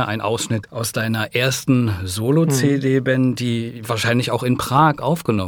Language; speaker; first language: German; native; German